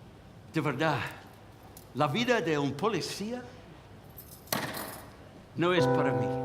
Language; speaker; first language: Spanish; non-native, fluent; English